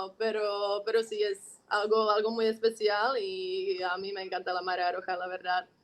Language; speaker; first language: Spanish; non-native, fluent; Czech